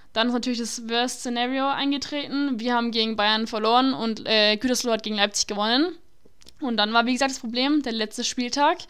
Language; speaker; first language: German; native; German